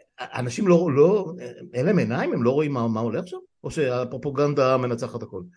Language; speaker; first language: Hebrew; native; Hebrew